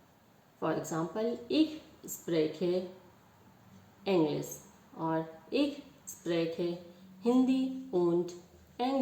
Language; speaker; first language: German; non-native, learner; Hindi